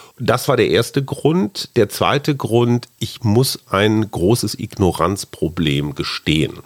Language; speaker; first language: German; native; German